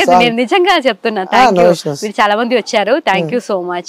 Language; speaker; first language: Telugu; non-native, fluent; Malayalam